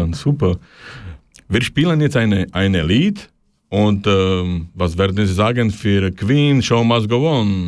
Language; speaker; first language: German; non-native, learner; Slovak